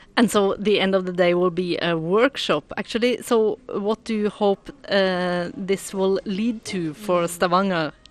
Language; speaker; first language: English; non-native, fluent; Norwegian